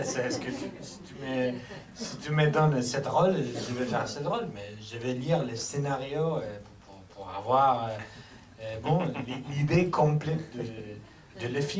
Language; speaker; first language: French; non-native, fluent; Spanish